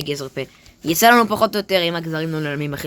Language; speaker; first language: Hebrew; native; Hebrew